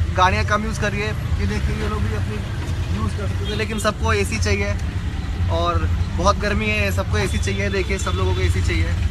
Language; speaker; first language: Hindi; native; Hindi